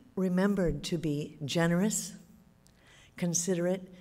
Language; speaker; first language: English; native; English